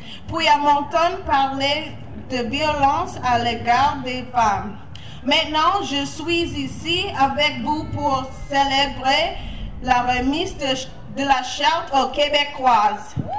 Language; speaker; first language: French; non-native, learner; English